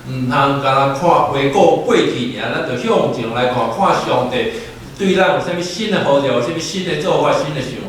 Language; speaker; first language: Chinese; native; Chinese